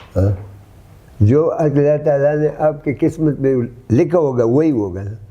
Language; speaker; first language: Urdu; non-native, local second language; Pashto